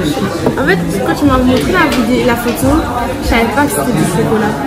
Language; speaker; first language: French; native; French